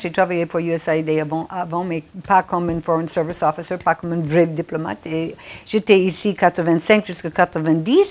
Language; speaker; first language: French; non-native, fluent; English